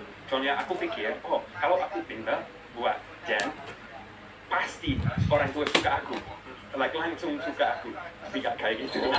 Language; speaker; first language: Indonesian; non-native, learner; English